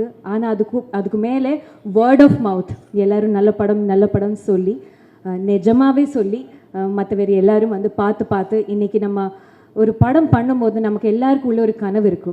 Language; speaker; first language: Tamil; non-native, fluent; Malayalam